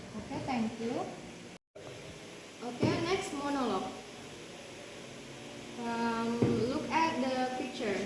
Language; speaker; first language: English; non-native, learner; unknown